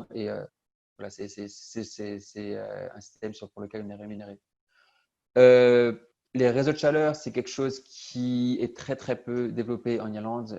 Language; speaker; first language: French; native; French